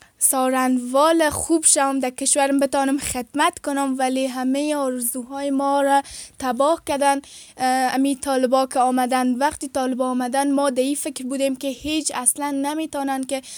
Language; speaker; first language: Persian; native; Persian